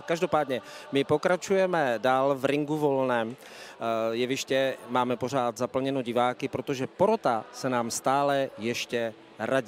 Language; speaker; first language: Czech; native; Czech